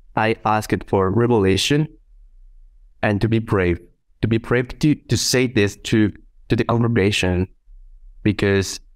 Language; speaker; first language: English; non-native, fluent; Spanish